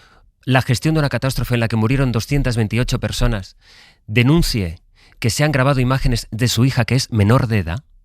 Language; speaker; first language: Spanish; native; Spanish